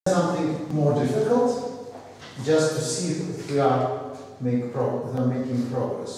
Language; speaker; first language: English; non-native, fluent; Russian